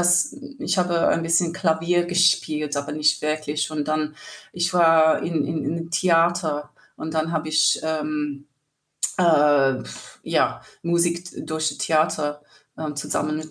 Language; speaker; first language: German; non-native, learner; English